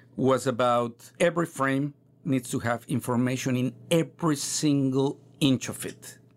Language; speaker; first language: English; non-native, fluent; Spanish